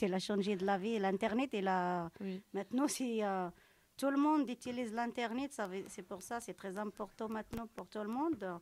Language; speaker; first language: French; non-native, local second language; Arabic